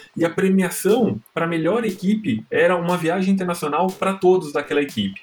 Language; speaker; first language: Portuguese; native; Portuguese